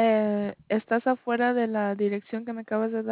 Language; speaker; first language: Spanish; early bilingual, heritage; Spanish